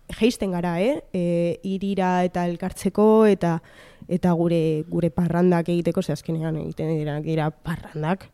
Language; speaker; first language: Basque; non-native, local second language; Spanish